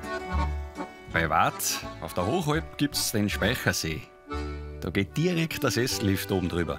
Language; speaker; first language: German; native; German